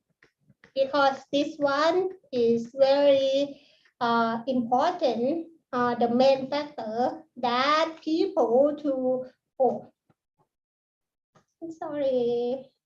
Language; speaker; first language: English; non-native, learner; Thai